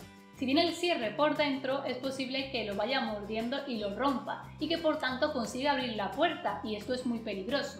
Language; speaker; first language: Spanish; native; Spanish